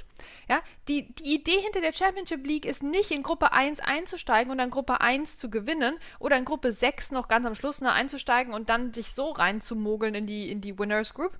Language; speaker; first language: German; native; German